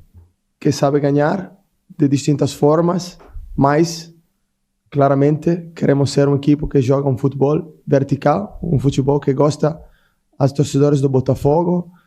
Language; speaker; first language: Portuguese; non-native, fluent; Italian